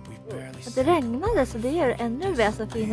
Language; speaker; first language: Swedish; non-native, learner; Japanese